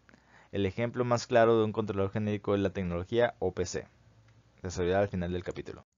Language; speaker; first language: Spanish; native; Spanish